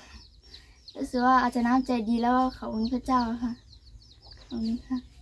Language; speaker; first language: Thai; non-native, local second language; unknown